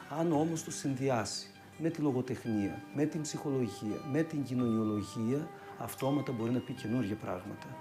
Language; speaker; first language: Greek; native; Greek